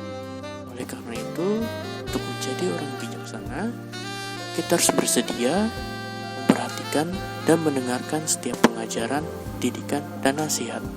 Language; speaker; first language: Indonesian; native; Indonesian